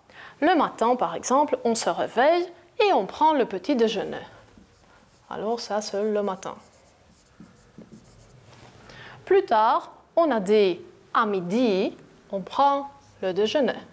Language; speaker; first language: French; non-native, fluent; Greek